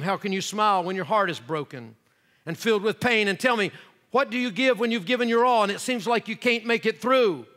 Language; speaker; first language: English; native; English